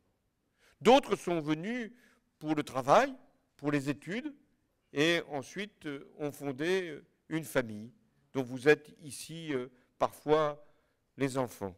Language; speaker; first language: French; native; French